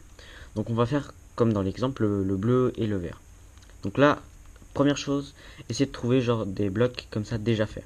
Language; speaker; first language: French; native; French